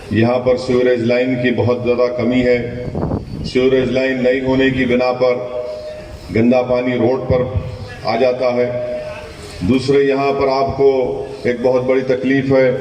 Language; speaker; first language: Urdu; native; Urdu